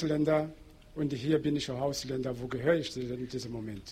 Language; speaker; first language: German; non-native, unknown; Portuguese